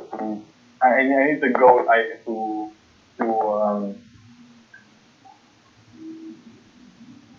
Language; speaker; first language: English; non-native, fluent; Romanian